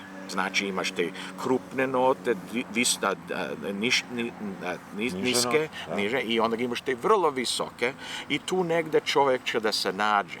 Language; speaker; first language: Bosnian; early bilingual, heritage; Serbian